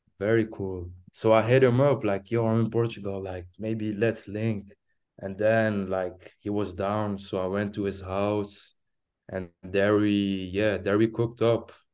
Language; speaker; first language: English; non-native, fluent; French